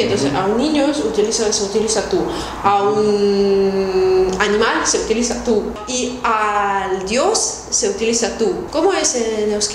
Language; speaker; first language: Spanish; non-native, fluent; Russian